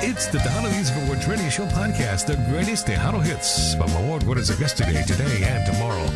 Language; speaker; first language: English; native; English